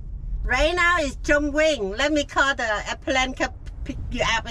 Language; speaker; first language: English; non-native, learner; Vietnamese